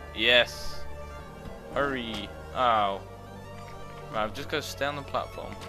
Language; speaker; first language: English; native; English